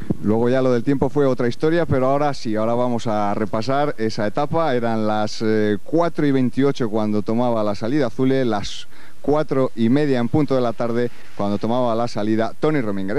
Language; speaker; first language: Spanish; native; Spanish